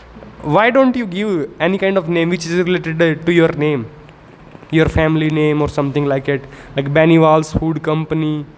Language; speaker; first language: English; non-native, local second language; Hindi